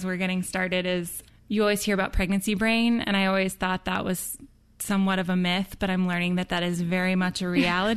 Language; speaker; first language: English; native; English